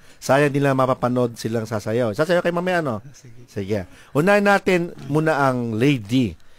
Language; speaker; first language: Filipino; native; Filipino